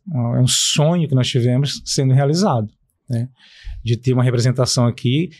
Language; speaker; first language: Portuguese; native; Portuguese